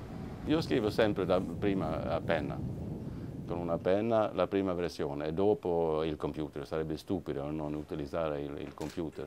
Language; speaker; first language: Italian; non-native, fluent; Swedish